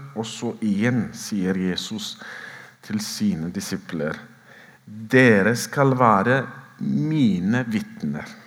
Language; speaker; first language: Norwegian; non-native, fluent; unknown